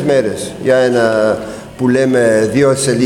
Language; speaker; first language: Greek; non-native, learner; English